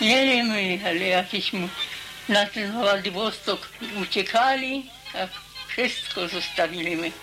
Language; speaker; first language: Polish; early bilingual, heritage; Polish